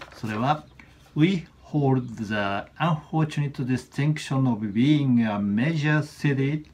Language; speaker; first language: English; non-native, learner; Japanese